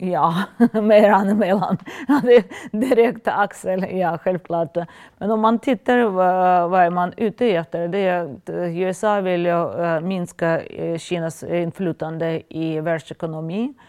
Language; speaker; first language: Swedish; non-native, fluent; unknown